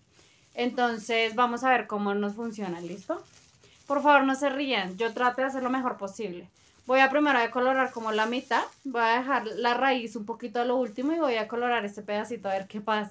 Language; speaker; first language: Spanish; native; Spanish